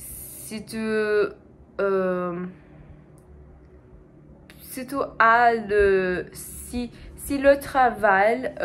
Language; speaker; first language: French; non-native, learner; Portuguese